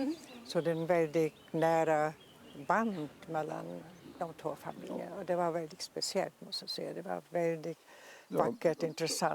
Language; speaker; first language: Swedish; non-native, fluent; German